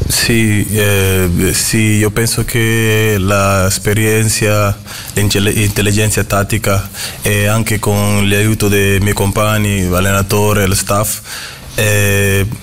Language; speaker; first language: Italian; non-native, fluent; Portuguese